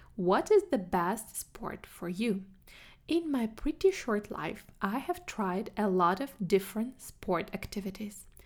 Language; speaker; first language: English; non-native, fluent; Russian